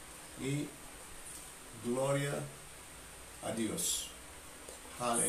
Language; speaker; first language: Spanish; non-native, fluent; Bulgarian